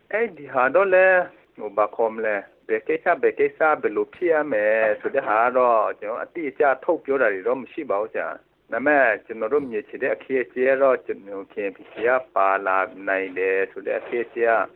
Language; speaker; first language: Burmese; non-native, local second language; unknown